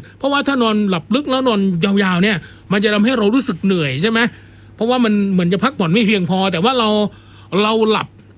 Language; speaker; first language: Thai; non-native, local second language; Northeastern Thai